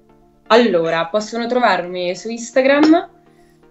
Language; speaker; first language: Italian; native; Italian